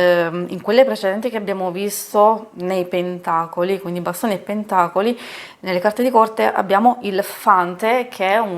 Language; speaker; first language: Italian; native; Italian